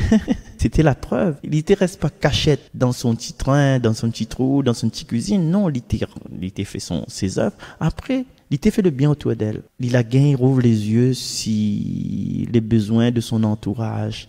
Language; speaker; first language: French; non-native, local second language; Réunion Creole French